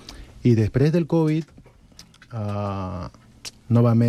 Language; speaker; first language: Catalan; non-native, learner; Spanish